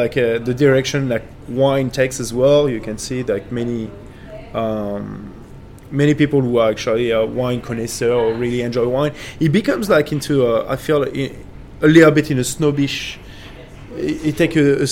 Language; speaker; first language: English; non-native, fluent; French